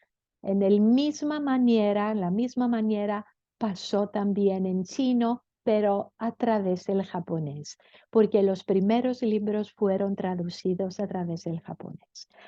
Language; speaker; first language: Spanish; non-native, fluent; Greek